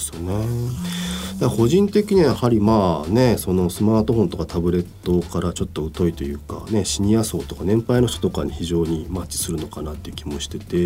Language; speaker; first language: Japanese; native; Japanese